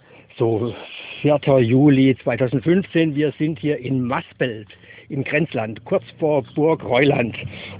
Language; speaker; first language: German; native; German